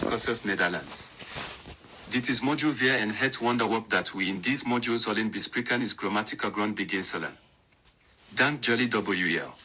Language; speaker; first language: Dutch; non-native, learner; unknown